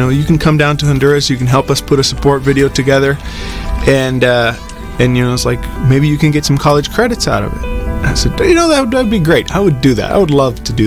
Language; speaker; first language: English; non-native, fluent; Spanish